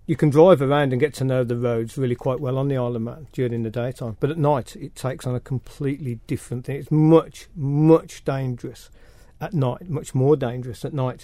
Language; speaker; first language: English; native; English